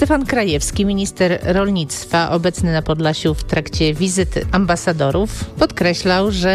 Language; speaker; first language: Polish; native; Polish